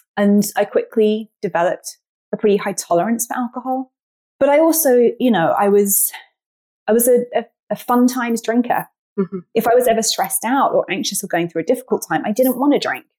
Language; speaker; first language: English; native; English